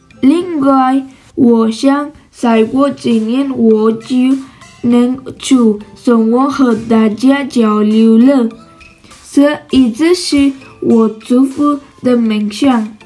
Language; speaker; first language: Chinese; non-native, learner; Spanish